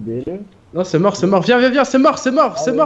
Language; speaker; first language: French; native; French